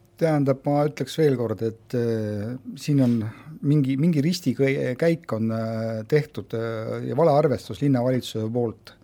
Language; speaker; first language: Estonian; native; Estonian